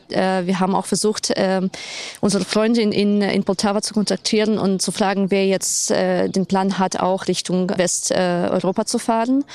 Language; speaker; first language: German; non-native, fluent; Ukrainian